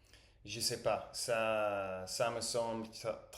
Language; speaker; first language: French; non-native, learner; English